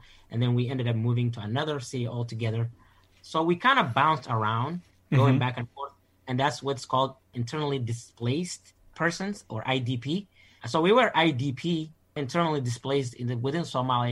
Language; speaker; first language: English; non-native, fluent; Somali